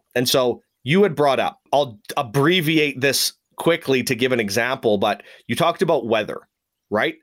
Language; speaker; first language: English; native; English